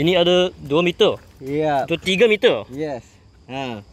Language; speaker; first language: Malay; non-native, local second language; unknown